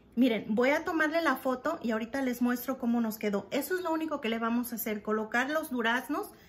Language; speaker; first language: Spanish; native; Spanish